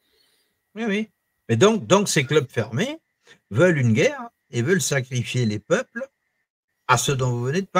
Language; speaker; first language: French; native; French